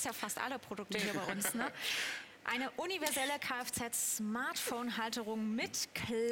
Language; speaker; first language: German; native; German